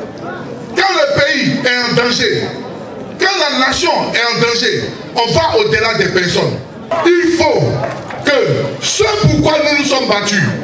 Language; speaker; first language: French; native; French